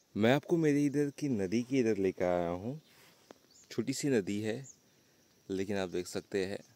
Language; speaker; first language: Hindi; native; Hindi